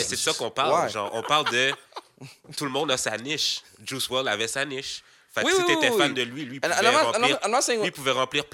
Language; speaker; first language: French; native; French